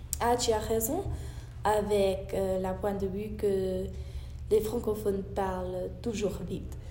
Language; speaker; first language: French; non-native, learner; English